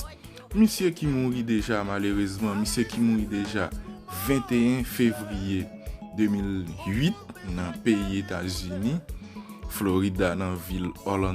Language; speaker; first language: French; non-native, learner; Haitian Creole